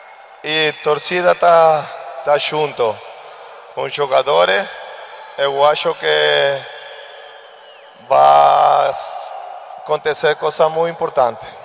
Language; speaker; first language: Portuguese; non-native, learner; Spanish